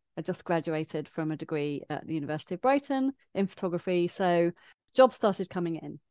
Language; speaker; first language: English; native; English